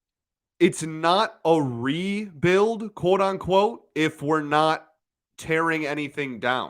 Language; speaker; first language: English; native; English